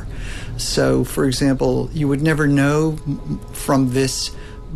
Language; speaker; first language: English; native; English